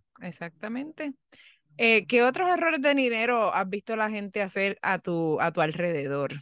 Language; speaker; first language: Spanish; early bilingual, heritage; Spanish